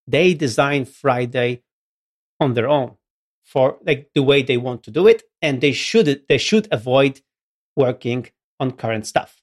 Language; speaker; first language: English; non-native, fluent; Polish